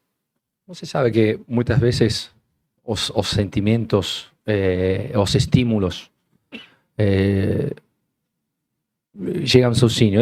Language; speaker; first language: Portuguese; non-native, learner; Spanish